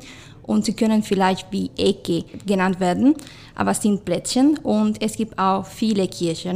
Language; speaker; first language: German; non-native, fluent; Spanish